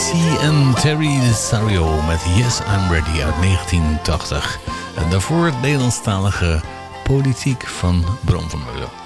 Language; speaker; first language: Dutch; native; Dutch